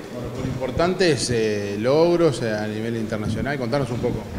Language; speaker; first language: Spanish; native; Spanish